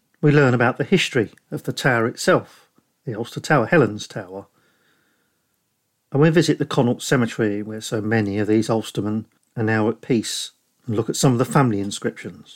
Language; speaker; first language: English; native; English